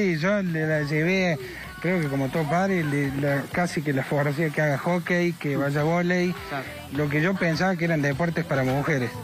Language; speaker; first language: Spanish; native; Spanish